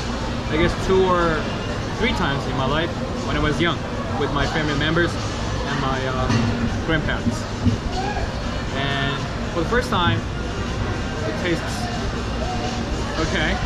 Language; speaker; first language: English; non-native, fluent; Korean